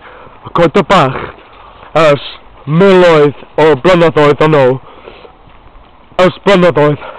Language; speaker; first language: Welsh; non-native, learner; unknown